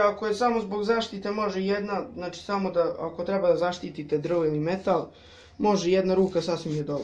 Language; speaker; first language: Serbian; native; Serbian